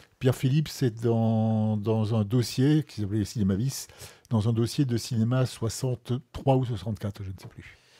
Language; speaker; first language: French; native; French